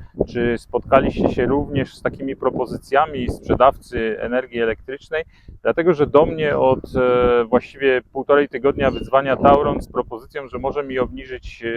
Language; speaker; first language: Polish; native; Polish